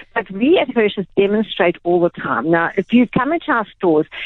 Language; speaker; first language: English; native; English